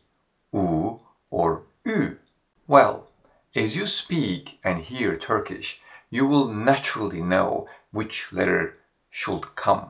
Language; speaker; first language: English; non-native, fluent; Turkish